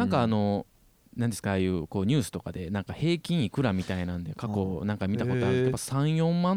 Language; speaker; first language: Japanese; native; Japanese